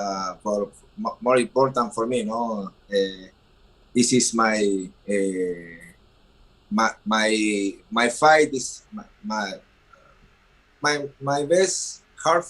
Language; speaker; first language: English; non-native, learner; Spanish